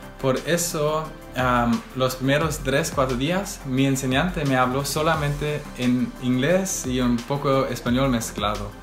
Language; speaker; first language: Spanish; non-native, fluent; German